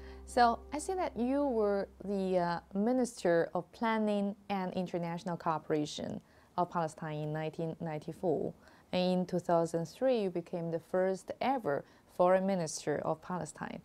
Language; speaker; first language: English; non-native, fluent; Chinese